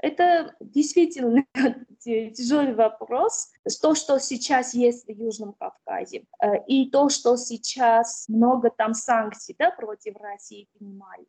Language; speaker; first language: Russian; non-native, fluent; Armenian